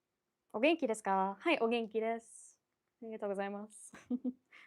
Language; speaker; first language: Japanese; non-native, fluent; English